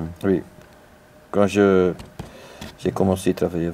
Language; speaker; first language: French; non-native, local second language; Dutch